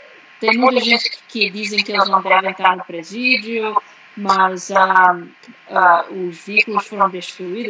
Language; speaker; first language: Portuguese; early bilingual, heritage; Portuguese